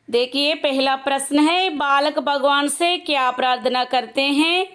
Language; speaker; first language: Hindi; non-native, local second language; Telugu